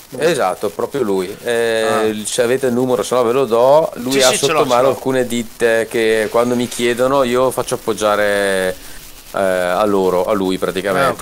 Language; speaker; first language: Italian; native; Italian